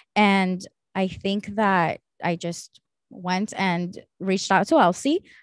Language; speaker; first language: English; early bilingual, other home language; Spanish